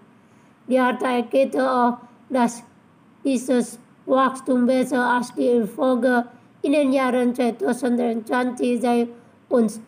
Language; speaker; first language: German; non-native, learner; Indonesian